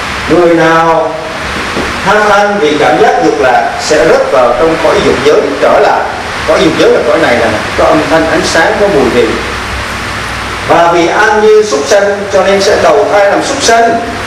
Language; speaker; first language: Vietnamese; native; Vietnamese